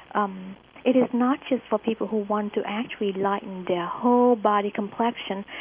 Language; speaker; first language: English; early bilingual, other home language; Vietnamese